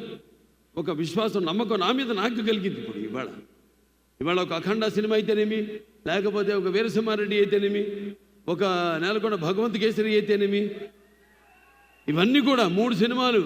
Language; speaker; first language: Telugu; native; Telugu